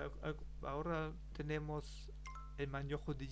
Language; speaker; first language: Spanish; non-native, learner; German